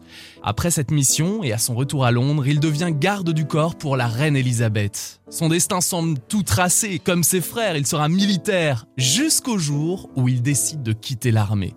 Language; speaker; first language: French; native; French